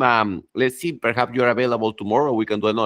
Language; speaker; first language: English; non-native, fluent; Spanish